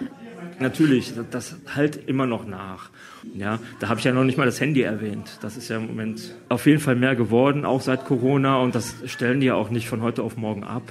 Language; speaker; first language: German; native; German